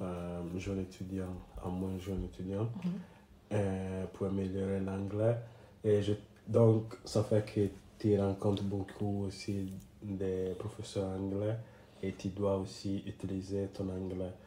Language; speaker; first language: French; non-native, learner; English